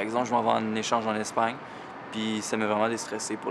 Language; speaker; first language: French; native; French